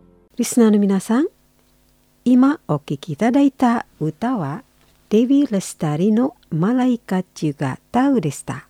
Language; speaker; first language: Japanese; non-native, fluent; Indonesian